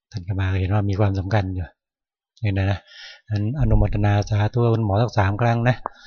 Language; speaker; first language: Thai; native; Thai